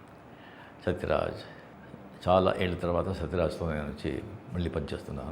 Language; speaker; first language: Telugu; non-native, fluent; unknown